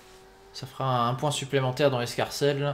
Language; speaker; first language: French; native; French